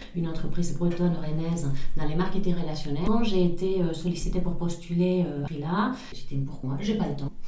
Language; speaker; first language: French; non-native, fluent; Spanish